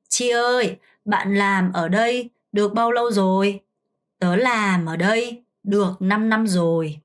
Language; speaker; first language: Vietnamese; non-native, fluent; Korean